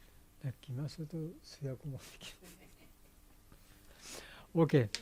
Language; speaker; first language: Japanese; non-native, fluent; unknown